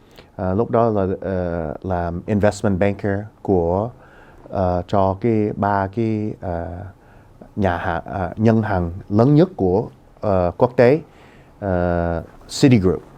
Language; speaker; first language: Vietnamese; early bilingual, heritage; Vietnamese